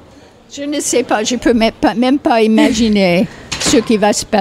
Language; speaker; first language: French; non-native, fluent; English